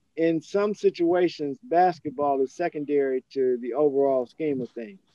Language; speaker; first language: English; native; English